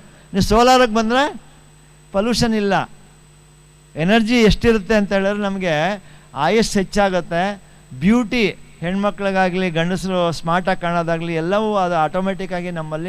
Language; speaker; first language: Kannada; native; Kannada